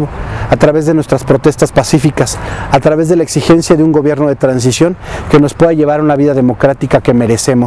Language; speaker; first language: Spanish; native; Spanish